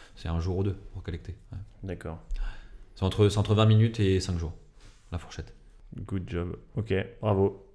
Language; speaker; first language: French; native; French